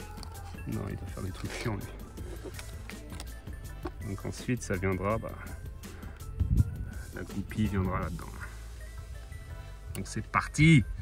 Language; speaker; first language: French; native; French